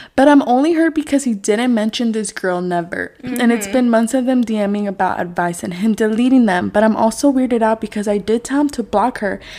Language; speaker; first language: English; early bilingual, other home language; Spanish